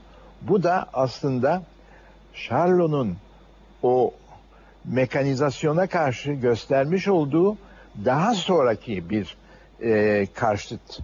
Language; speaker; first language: Turkish; native; Turkish